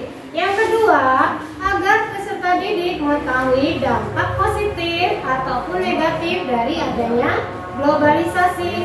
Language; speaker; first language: Indonesian; native; Indonesian